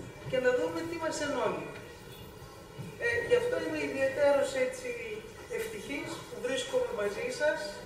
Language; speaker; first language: Greek; native; Greek